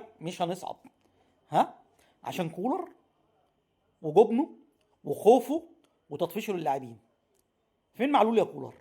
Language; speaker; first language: Arabic; native; Arabic